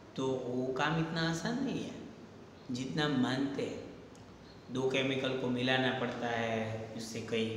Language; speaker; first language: Hindi; non-native, local second language; Gujarati